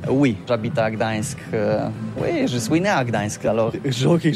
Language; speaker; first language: French; non-native, learner; Polish